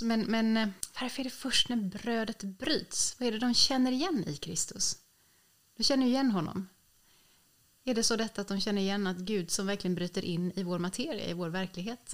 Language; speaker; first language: Swedish; native; Swedish